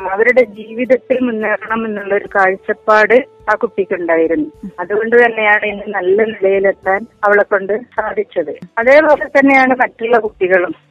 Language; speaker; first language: Malayalam; native; Malayalam